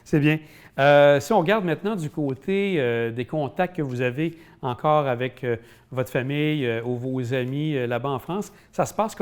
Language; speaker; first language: French; native; French